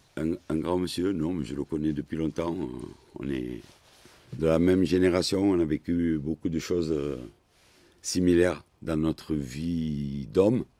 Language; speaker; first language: French; native; French